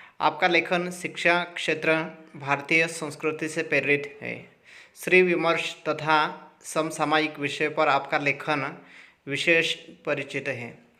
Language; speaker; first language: Hindi; non-native, local second language; Marathi